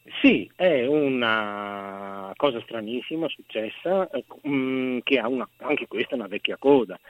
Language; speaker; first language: Italian; native; Italian